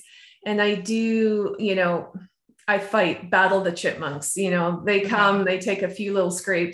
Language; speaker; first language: English; native; English